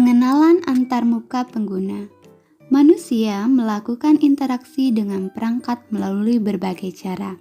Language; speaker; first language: Indonesian; native; Indonesian